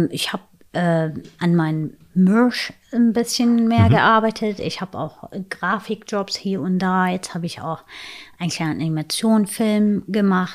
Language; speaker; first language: German; non-native, fluent; Arabic